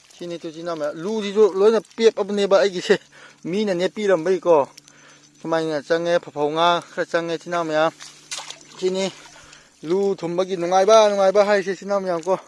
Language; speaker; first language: Manipuri; native; Manipuri